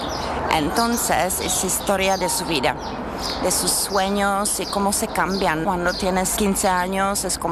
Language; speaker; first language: Spanish; non-native, learner; Czech